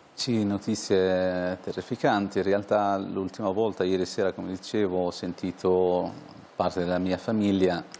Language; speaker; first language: Italian; non-native, fluent; Arabic